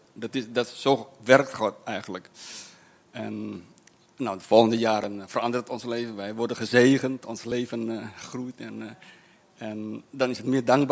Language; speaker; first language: Dutch; non-native, fluent; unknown